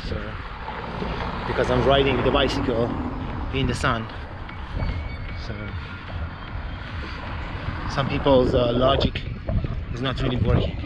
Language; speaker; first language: English; non-native, fluent; Persian